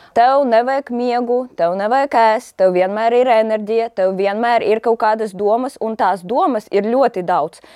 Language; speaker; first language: Latvian; non-native, local second language; Russian